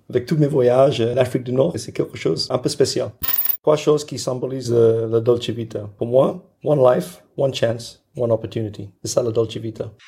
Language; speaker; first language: French; non-native, fluent; English